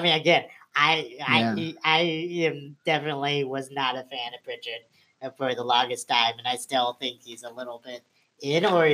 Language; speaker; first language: English; native; English